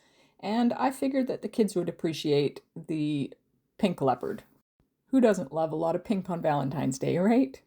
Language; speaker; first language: English; native; English